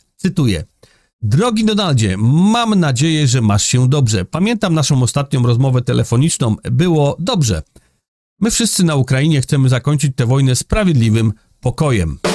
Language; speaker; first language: Polish; native; Polish